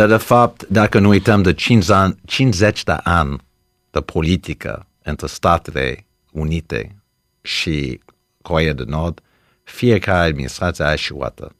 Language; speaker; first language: Romanian; early bilingual, heritage; Romanian